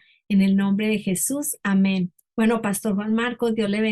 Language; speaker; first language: Spanish; native; Spanish